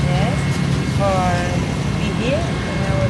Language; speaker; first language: English; non-native, learner; Spanish